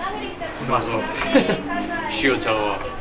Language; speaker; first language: Japanese; non-native, learner; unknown